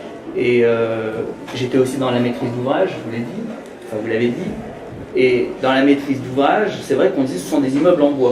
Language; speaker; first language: French; native; French